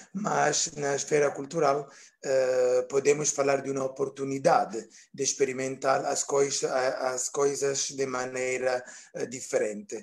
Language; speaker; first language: Portuguese; non-native, fluent; Italian